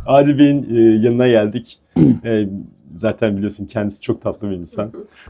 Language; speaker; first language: Turkish; native; Turkish